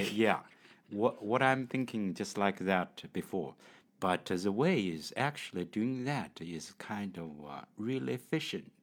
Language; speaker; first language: English; non-native, learner; Chinese